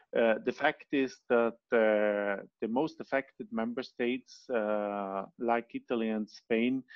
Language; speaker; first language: English; non-native, fluent; Italian